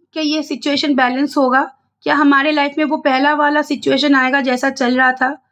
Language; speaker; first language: Hindi; non-native, local second language; Bangla